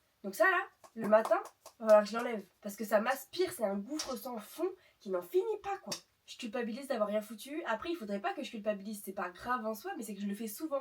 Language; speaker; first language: French; native; French